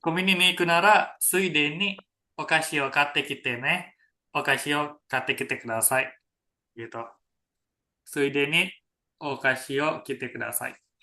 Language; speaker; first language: Japanese; non-native, fluent; Indonesian